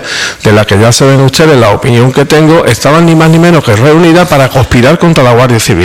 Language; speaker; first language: Spanish; native; Spanish